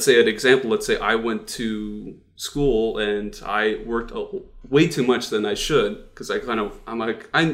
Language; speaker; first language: English; non-native, fluent; Dutch